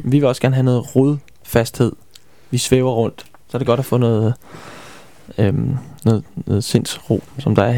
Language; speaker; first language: Danish; native; Danish